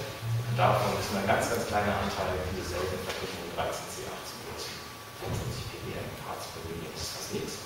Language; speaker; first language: German; native; German